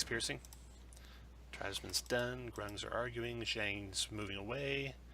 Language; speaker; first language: English; native; English